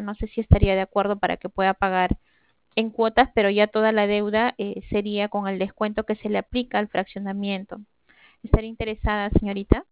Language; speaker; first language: Spanish; native; Spanish